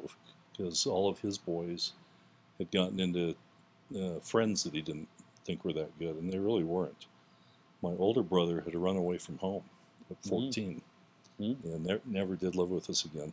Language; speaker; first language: English; native; English